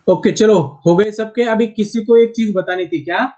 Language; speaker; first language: Hindi; non-native, local second language; Marathi